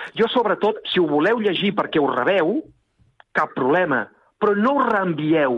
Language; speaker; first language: Catalan; native; Catalan